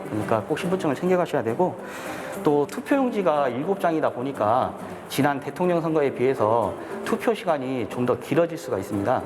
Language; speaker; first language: Korean; native; Korean